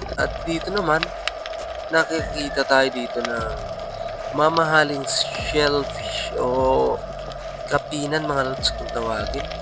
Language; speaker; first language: Filipino; non-native, local second language; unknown